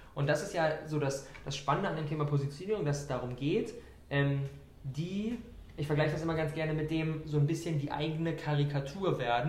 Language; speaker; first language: German; native; German